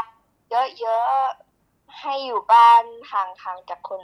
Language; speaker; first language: Thai; early bilingual, heritage; Thai